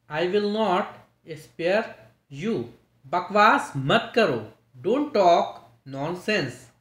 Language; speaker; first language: Hindi; native; Hindi